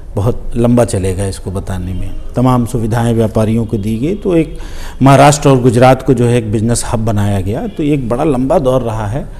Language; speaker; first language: Hindi; native; Hindi